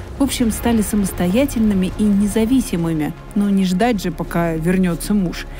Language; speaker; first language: Russian; native; Russian